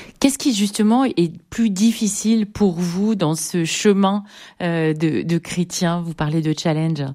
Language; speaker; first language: French; native; French